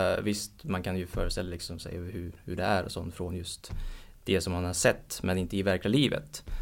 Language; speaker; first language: Swedish; early bilingual, heritage; Swedish